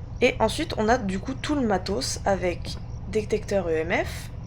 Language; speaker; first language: French; native; French